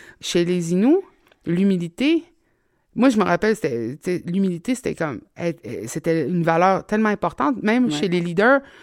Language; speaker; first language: French; native; French